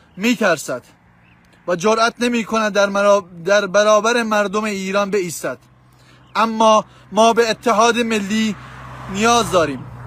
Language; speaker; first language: Persian; non-native, local second language; Central Kurdish